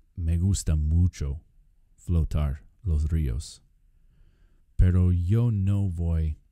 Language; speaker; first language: Spanish; non-native, fluent; English